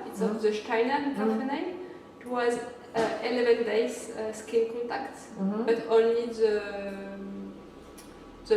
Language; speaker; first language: English; non-native, learner; French